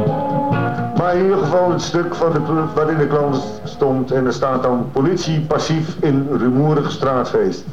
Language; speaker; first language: Dutch; native; Dutch